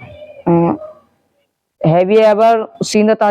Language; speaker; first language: English; non-native, learner; Hindi